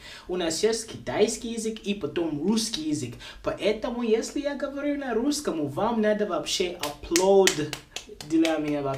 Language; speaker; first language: Russian; non-native, local second language; Bemba